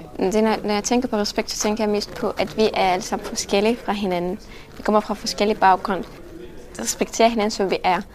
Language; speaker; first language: Danish; non-native, fluent; Arabic